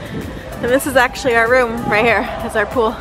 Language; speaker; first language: English; native; English